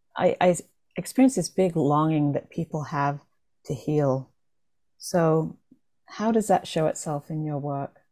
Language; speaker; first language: English; native; English